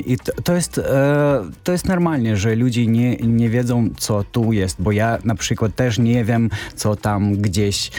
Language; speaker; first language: Polish; non-native, learner; Belarusian